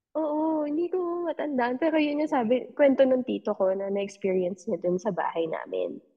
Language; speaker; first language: Filipino; native; Filipino